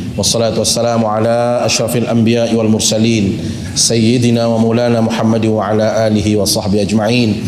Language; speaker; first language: Malay; non-native, local second language; Sasak